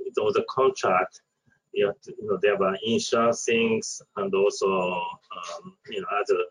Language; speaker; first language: English; non-native, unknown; Japanese